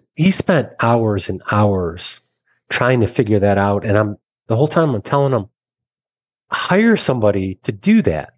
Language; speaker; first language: English; native; English